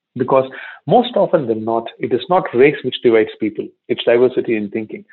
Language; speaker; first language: English; non-native, local second language; Tamil